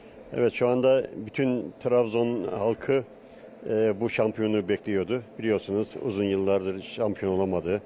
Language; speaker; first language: Turkish; native; Turkish